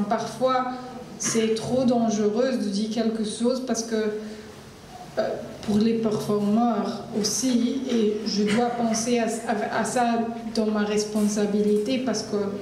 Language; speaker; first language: French; non-native, learner; Arabic